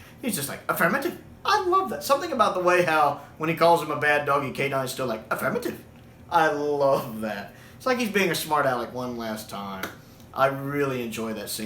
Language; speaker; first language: English; native; English